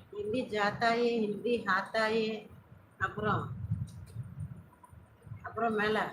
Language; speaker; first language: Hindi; non-native, local second language; Tamil